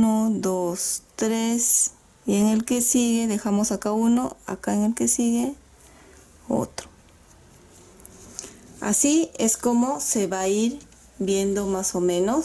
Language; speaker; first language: Spanish; native; Spanish